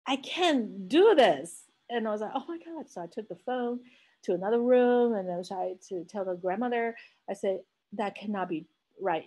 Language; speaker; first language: English; non-native, fluent; Chinese